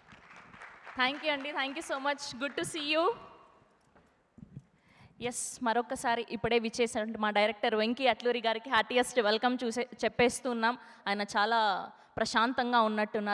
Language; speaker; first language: Telugu; native; Telugu